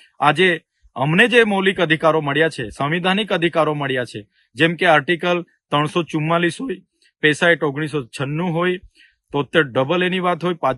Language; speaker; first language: Gujarati; non-native, local second language; Vasavi